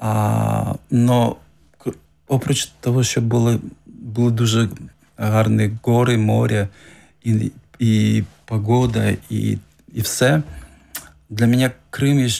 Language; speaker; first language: Ukrainian; native; Ukrainian